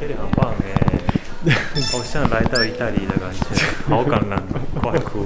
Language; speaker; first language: Chinese; non-native, fluent; Japanese